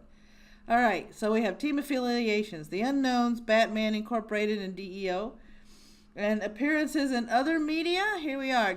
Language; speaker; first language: English; native; English